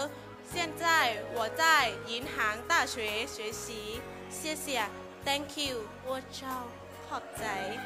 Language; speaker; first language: Chinese; non-native, learner; Lao